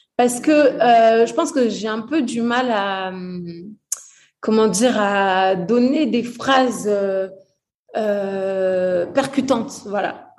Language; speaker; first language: French; early bilingual, other home language; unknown